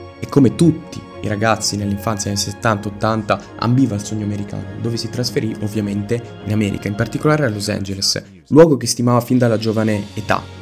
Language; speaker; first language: Italian; native; Italian